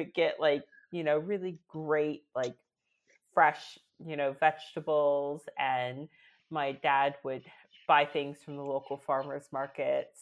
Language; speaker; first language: English; native; English